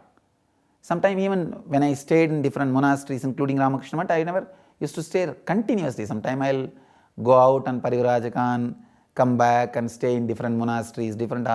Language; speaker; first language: English; non-native, local second language; Tamil